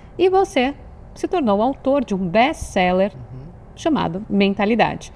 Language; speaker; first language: Portuguese; native; Portuguese